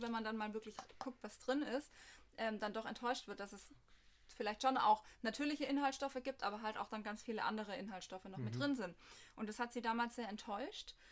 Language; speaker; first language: German; native; German